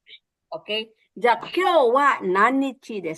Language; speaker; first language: Japanese; non-native, fluent; Filipino